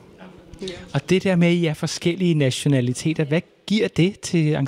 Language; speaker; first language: Danish; native; Danish